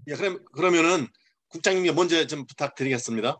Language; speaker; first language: Korean; native; Korean